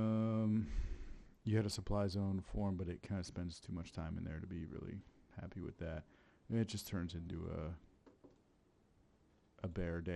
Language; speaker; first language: English; native; English